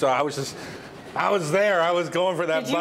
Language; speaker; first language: English; native; English